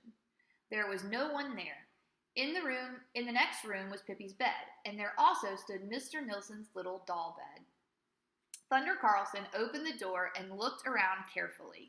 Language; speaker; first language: English; native; English